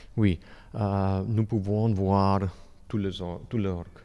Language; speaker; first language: French; non-native, learner; Slovak